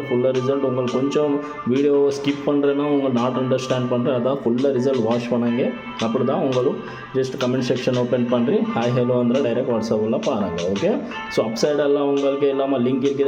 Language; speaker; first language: Tamil; non-native, learner; Kannada